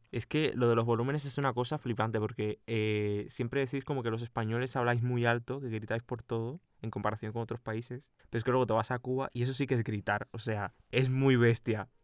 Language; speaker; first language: Spanish; native; Spanish